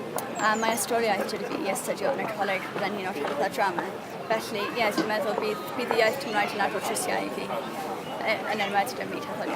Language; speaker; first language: Welsh; non-native, local second language; English